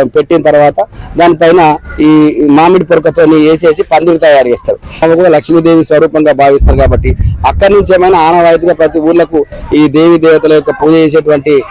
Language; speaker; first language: Telugu; native; Telugu